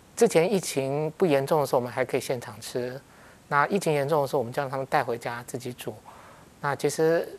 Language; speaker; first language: Chinese; native; Chinese